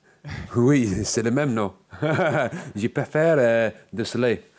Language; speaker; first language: French; non-native, learner; English